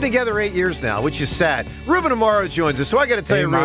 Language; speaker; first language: English; native; English